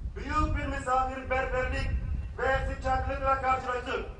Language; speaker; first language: Turkish; non-native, fluent; Somali